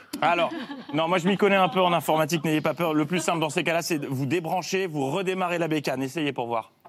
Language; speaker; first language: French; native; French